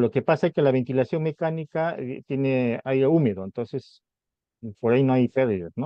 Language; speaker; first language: Spanish; native; Spanish